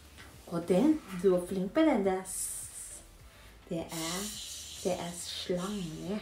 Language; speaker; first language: Norwegian; non-native, learner; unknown